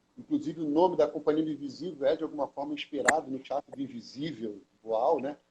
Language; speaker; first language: Portuguese; native; Portuguese